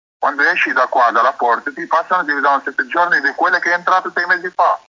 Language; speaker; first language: Italian; non-native, learner; Arabic